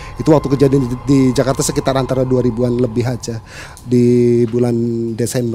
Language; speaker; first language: Indonesian; non-native, local second language; Sundanese